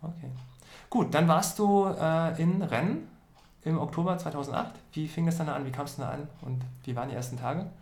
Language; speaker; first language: German; native; German